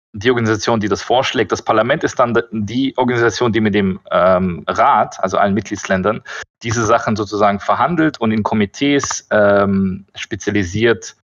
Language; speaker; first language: German; early bilingual, other home language; Russian